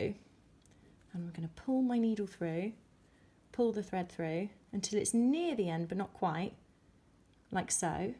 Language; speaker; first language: English; native; English